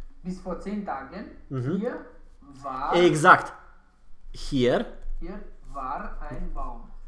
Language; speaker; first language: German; non-native, learner; Romanian